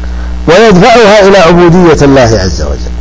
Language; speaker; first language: Arabic; native; Arabic